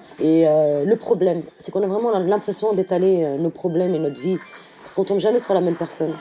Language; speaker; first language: French; native; French